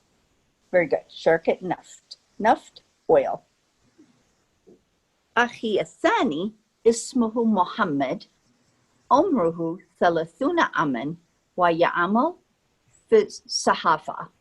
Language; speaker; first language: Arabic; non-native, fluent; English